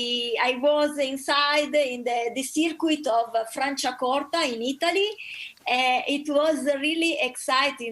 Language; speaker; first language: English; non-native, learner; Italian